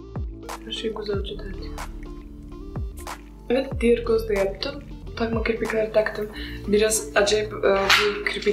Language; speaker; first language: Turkish; non-native, fluent; Polish